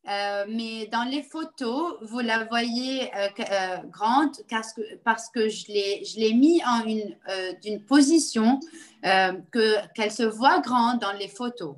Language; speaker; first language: French; non-native, local second language; Arabic